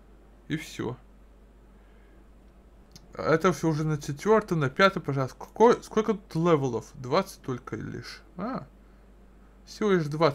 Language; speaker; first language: Russian; native; Russian